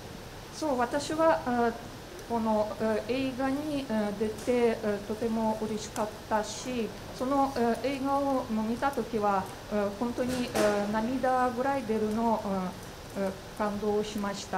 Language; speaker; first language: Japanese; non-native, fluent; Russian